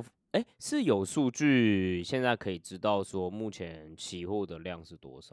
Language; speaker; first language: Chinese; native; Chinese